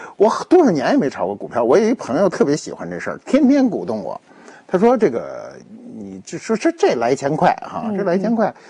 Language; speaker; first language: Chinese; native; Chinese